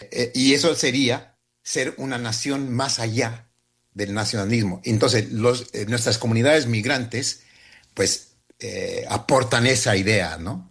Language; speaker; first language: Spanish; early bilingual, heritage; Spanish